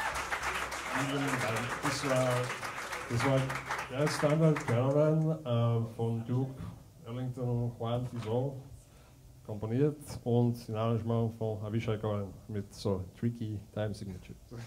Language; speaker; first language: German; non-native, learner; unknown